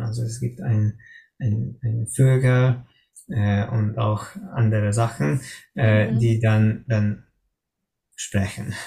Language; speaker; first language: German; non-native, learner; Hungarian